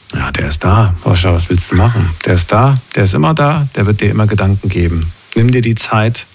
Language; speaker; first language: German; native; German